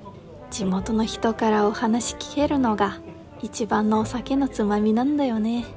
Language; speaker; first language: Japanese; non-native, fluent; Russian